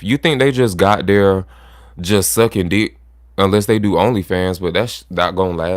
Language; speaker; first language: English; native; English